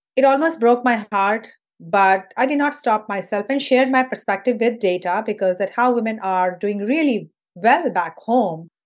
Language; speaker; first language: English; non-native, local second language; Hindi